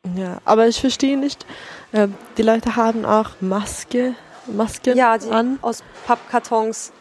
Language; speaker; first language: German; non-native, fluent; Swedish